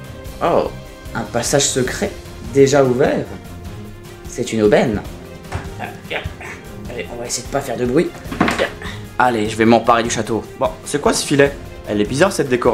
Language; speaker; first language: French; native; French